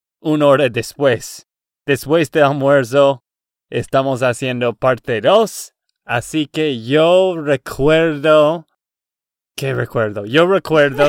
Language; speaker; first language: Spanish; non-native, learner; English